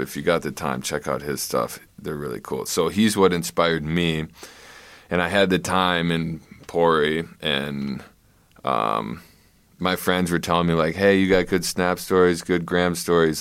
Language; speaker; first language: English; native; English